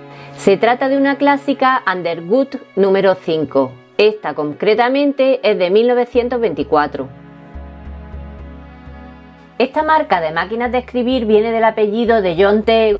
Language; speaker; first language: Spanish; native; Spanish